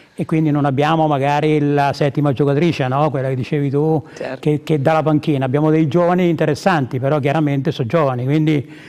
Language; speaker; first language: Italian; native; Italian